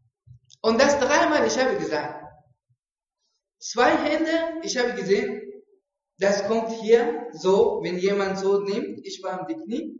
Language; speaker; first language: German; non-native, learner; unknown